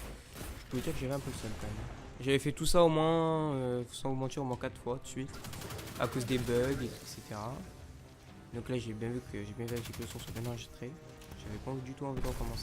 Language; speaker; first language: French; native; French